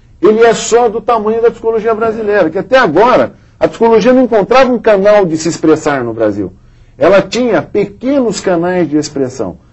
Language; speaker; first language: Portuguese; native; Portuguese